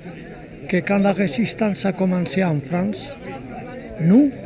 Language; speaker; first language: French; non-native, fluent; Spanish